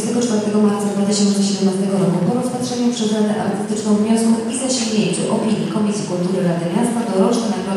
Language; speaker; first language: Polish; native; Polish